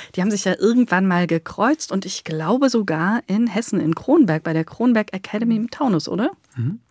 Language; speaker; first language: German; native; German